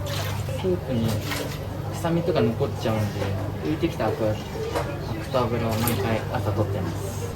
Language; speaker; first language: Japanese; native; Japanese